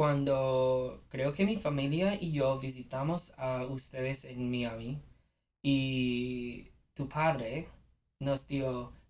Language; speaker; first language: Spanish; non-native, fluent; English